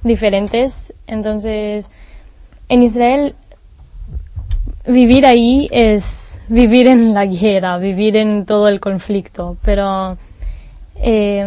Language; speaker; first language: Spanish; non-native, learner; Hebrew